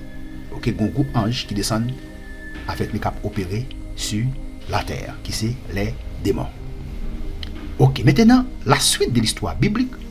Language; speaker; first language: French; non-native, local second language; Haitian Creole